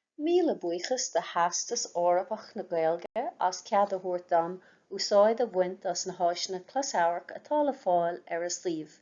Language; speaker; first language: Irish; non-native, local second language; English